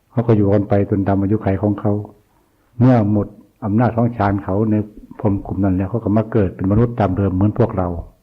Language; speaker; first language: Thai; non-native, local second language; Northeastern Thai